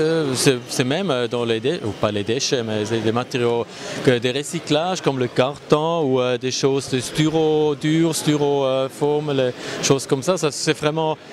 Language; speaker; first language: French; non-native, local second language; German